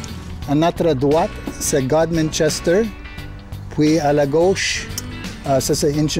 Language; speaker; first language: French; non-native, local second language; English